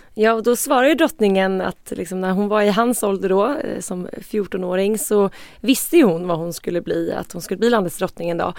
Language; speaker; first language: Swedish; native; Swedish